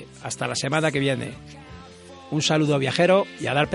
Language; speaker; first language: Spanish; native; Spanish